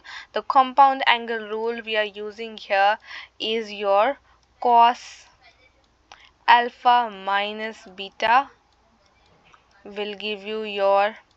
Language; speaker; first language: English; non-native, local second language; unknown